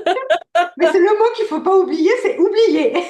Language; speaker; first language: French; native; French